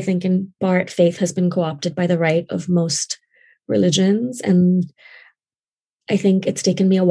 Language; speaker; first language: English; non-native, local second language; Urdu